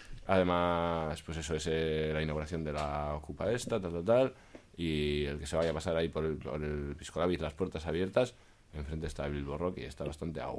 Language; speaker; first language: Spanish; native; Spanish